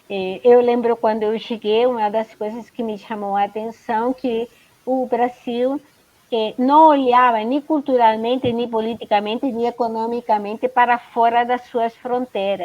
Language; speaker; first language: Portuguese; non-native, fluent; Spanish